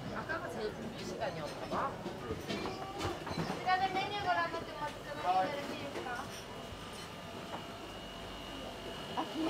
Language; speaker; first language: Japanese; native; Japanese